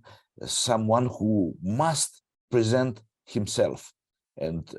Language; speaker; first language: English; non-native, fluent; Greek